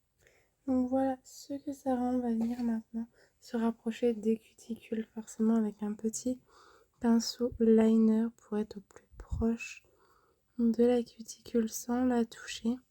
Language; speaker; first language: French; native; French